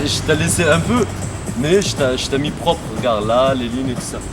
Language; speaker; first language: French; non-native, fluent; Persian